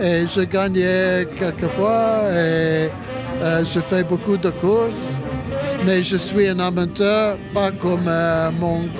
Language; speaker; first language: French; non-native, learner; English